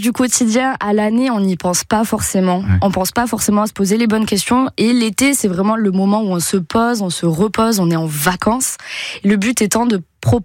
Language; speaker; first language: French; native; French